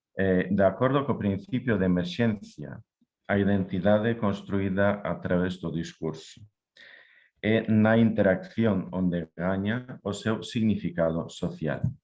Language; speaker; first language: Galician; non-native, fluent; Polish